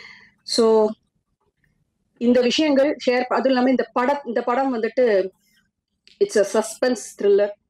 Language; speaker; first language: Tamil; native; Tamil